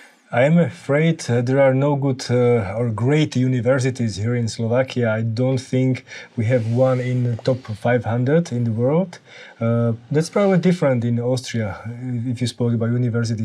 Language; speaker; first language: English; non-native, fluent; Slovak